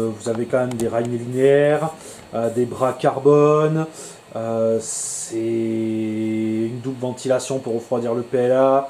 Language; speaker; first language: French; native; French